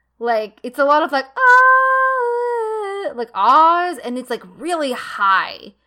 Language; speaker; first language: English; native; English